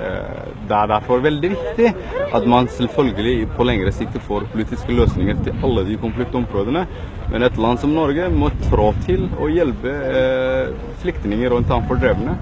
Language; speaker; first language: Norwegian; non-native, fluent; Somali